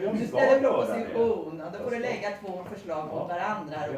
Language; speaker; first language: Swedish; native; Swedish